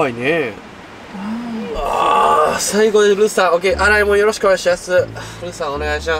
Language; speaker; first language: Japanese; native; Japanese